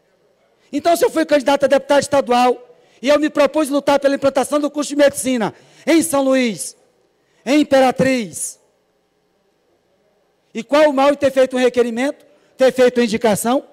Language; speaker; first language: Portuguese; native; Portuguese